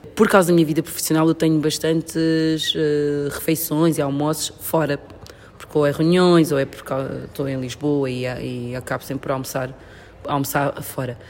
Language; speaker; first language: Portuguese; native; Portuguese